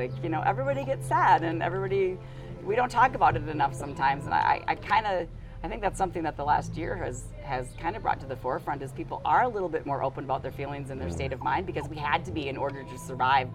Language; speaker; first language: English; native; English